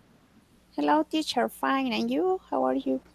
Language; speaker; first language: English; non-native, learner; Spanish